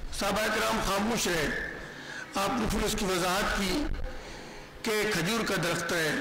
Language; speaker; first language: Urdu; native; Urdu